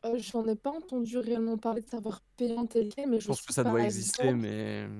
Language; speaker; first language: French; native; French